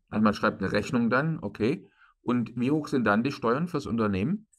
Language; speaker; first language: German; native; German